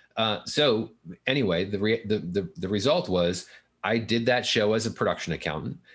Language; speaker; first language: English; native; English